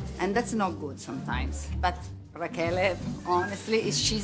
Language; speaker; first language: English; non-native, fluent; Italian